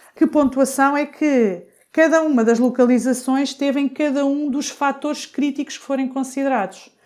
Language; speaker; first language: Portuguese; native; Portuguese